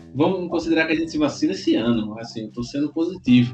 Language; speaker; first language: Portuguese; native; Portuguese